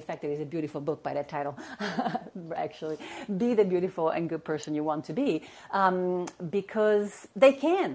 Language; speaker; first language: English; non-native, fluent; Italian